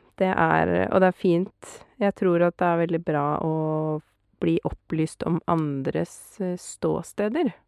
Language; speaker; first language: Norwegian; native; Norwegian